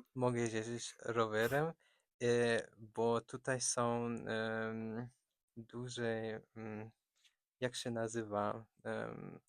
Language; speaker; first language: Polish; non-native, fluent; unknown